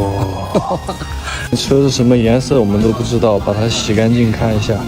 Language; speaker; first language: Chinese; native; Chinese